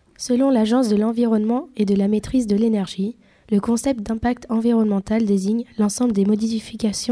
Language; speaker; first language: French; native; French